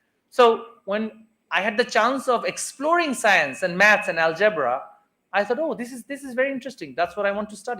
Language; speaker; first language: English; non-native, local second language; Bangla